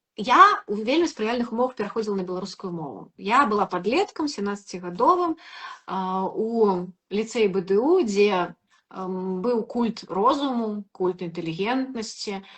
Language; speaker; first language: Belarusian; non-native, local second language; Russian